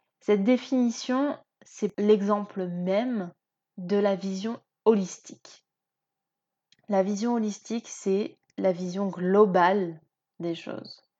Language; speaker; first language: French; native; French